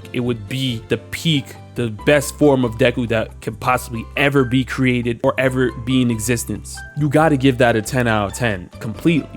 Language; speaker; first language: English; native; English